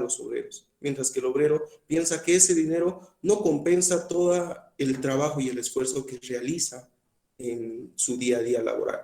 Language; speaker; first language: Spanish; native; Spanish